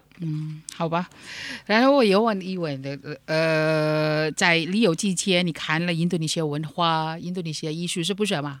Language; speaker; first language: Chinese; non-native, learner; Indonesian